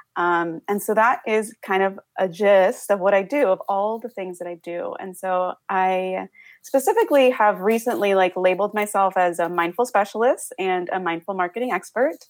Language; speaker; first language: English; early bilingual, other home language; Spanish